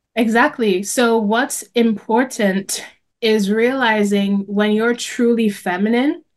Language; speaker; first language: English; native; English